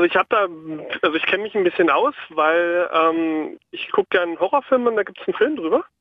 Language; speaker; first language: German; native; German